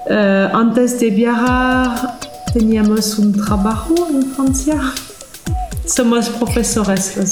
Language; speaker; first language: Spanish; non-native, learner; French